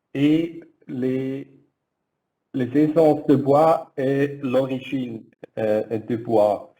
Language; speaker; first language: French; non-native, learner; German